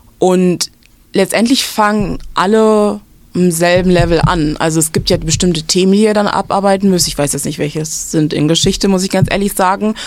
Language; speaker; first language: German; native; German